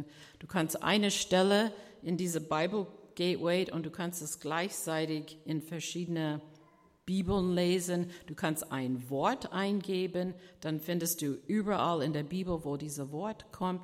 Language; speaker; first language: German; non-native, fluent; English